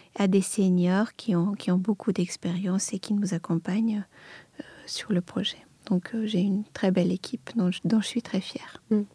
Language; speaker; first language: French; non-native, fluent; Serbian